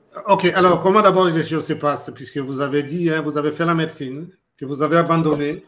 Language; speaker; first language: French; non-native, local second language; Lingala